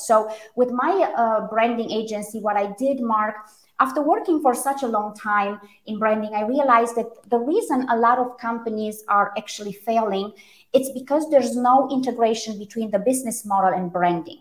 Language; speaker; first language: English; non-native, fluent; Romanian